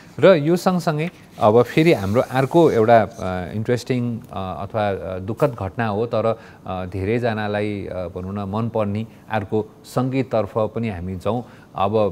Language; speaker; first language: Nepali; native; Nepali